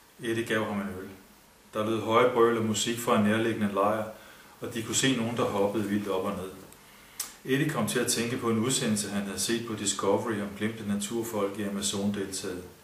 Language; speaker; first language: Danish; native; Danish